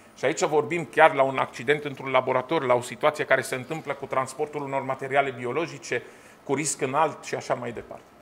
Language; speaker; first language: Romanian; non-native, fluent; Arabic